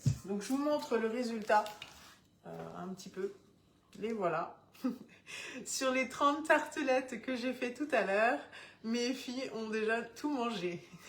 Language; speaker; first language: French; native; French